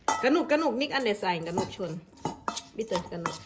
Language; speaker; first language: German; non-native, learner; Thai